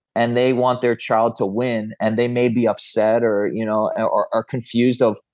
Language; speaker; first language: English; native; English